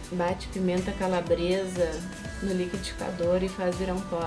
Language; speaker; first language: Portuguese; native; Portuguese